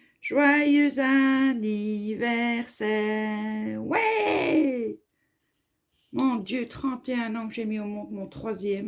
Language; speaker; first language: French; native; French